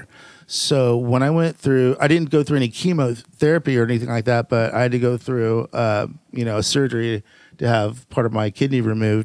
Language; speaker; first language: English; native; English